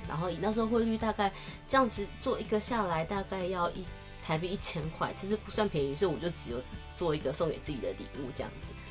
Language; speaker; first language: Chinese; native; Chinese